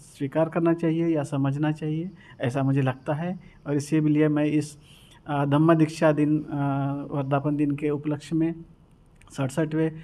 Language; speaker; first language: Hindi; non-native, local second language; Marathi